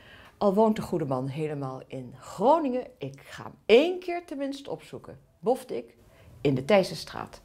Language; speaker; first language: Dutch; native; Dutch